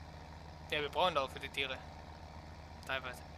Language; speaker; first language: German; native; German